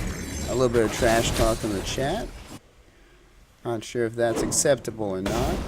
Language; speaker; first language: English; native; English